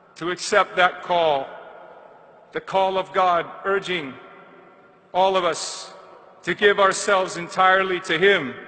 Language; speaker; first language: English; native; English